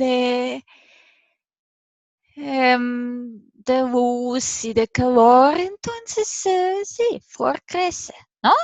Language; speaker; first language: Spanish; non-native, fluent; Serbian